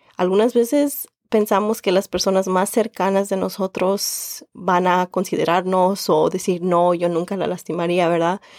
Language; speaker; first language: Spanish; early bilingual, heritage; Spanish